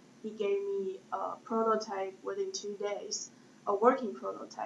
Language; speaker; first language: English; non-native, fluent; Chinese